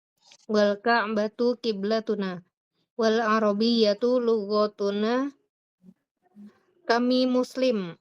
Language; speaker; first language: Arabic; non-native, learner; Indonesian